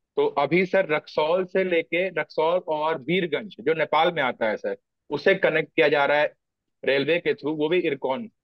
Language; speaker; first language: Hindi; native; Hindi